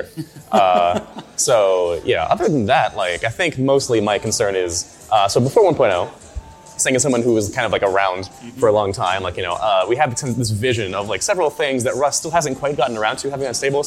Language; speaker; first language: English; native; English